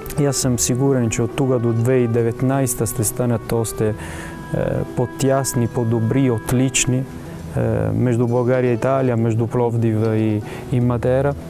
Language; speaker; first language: Bulgarian; non-native, fluent; Italian